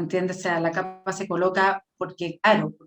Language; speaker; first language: Spanish; native; Spanish